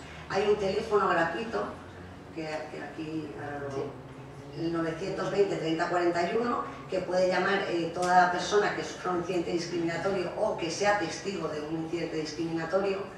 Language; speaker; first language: Spanish; native; Spanish